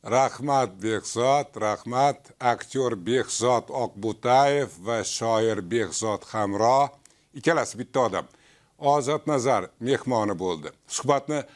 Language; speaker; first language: Uzbek; native; Uzbek